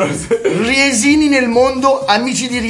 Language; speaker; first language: Italian; native; Italian